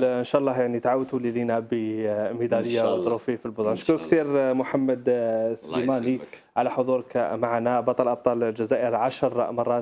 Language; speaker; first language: Arabic; native; Arabic